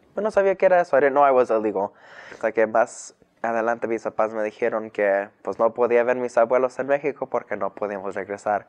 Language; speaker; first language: Spanish; native; Spanish